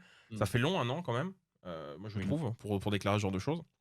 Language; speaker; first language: French; native; French